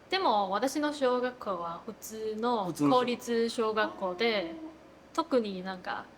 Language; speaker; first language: Japanese; non-native, fluent; Chinese